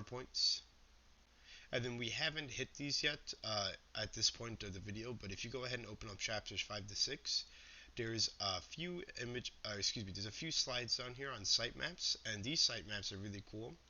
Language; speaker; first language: English; native; English